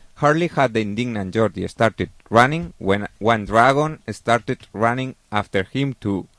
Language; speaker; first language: English; non-native, fluent; Catalan